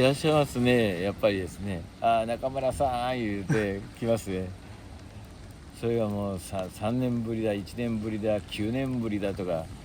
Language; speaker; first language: Japanese; native; Japanese